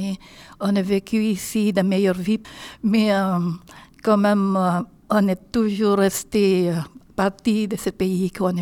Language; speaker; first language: French; non-native, learner; Filipino